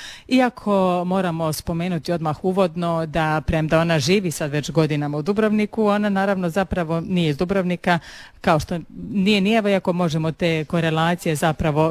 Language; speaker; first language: Serbian; native; Serbian